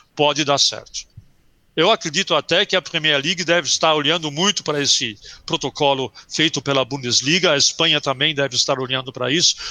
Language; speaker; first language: Portuguese; early bilingual, other home language; German